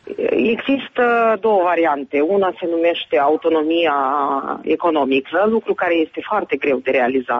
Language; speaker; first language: Romanian; native; Romanian